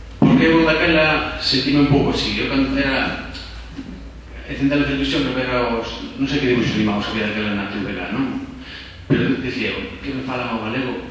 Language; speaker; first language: Galician; non-native, local second language; Spanish